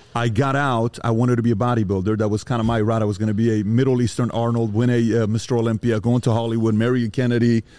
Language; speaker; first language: English; early bilingual, other home language; Persian